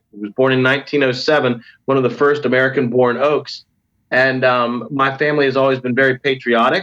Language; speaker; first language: English; native; English